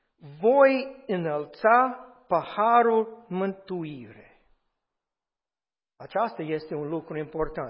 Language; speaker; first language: Romanian; non-native, fluent; English